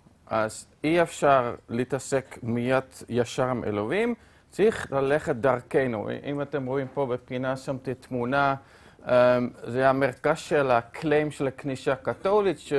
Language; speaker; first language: Hebrew; non-native, fluent; Dutch